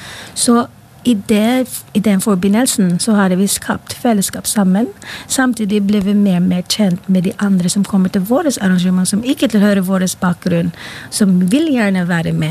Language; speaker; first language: Norwegian; non-native, fluent; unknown